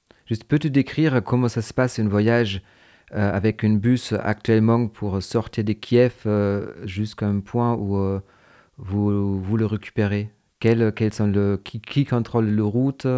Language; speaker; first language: French; non-native, fluent; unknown